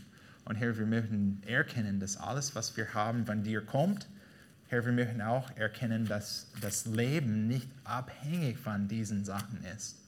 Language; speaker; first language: German; non-native, fluent; English